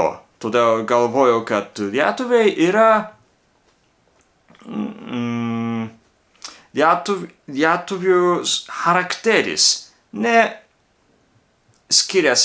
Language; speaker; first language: Lithuanian; non-native, learner; Japanese